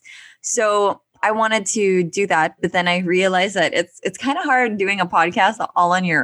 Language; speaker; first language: English; non-native, local second language; Filipino